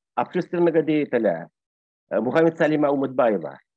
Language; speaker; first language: Russian; non-native, local second language; Bashkir